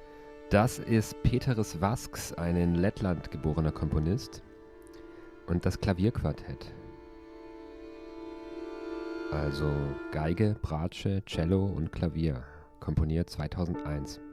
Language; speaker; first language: German; native; German